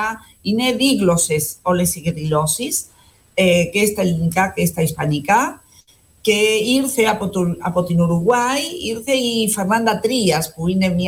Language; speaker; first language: Greek; non-native, fluent; Spanish